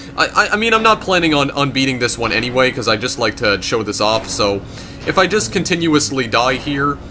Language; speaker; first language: English; native; English